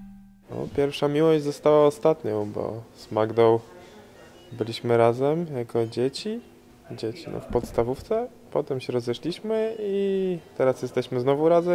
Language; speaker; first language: Polish; native; Polish